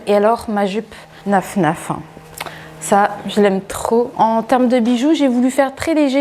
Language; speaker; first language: French; native; French